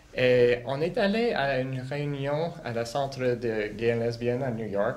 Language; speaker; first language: French; non-native, local second language; English